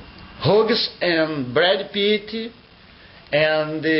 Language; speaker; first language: English; non-native, learner; Portuguese